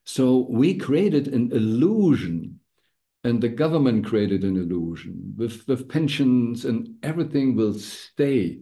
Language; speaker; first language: English; non-native, fluent; German